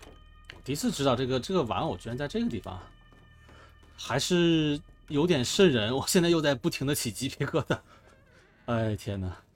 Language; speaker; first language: Chinese; native; Chinese